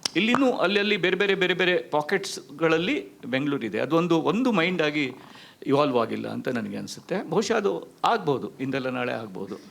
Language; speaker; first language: Kannada; non-native, local second language; Konkani